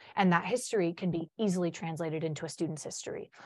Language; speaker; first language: English; early bilingual, other home language; Polish